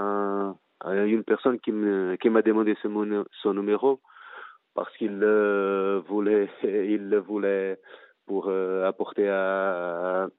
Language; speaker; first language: French; non-native, fluent; Portuguese